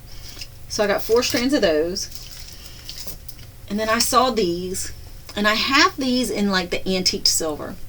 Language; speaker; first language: English; native; English